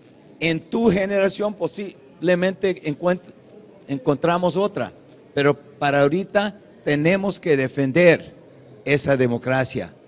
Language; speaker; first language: Spanish; early bilingual, heritage; English